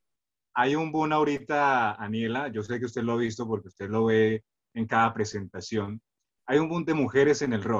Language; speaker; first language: Spanish; native; Spanish